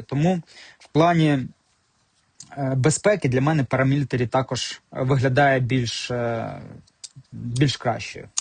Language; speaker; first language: Ukrainian; native; Ukrainian